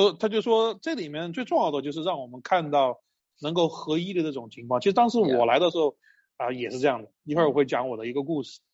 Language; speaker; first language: Chinese; native; Chinese